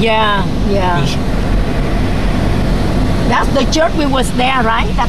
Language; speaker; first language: English; non-native, learner; Vietnamese